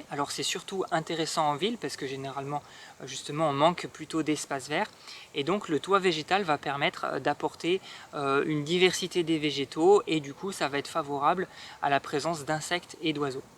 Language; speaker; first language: French; native; French